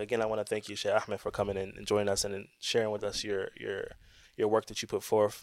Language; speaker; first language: English; native; English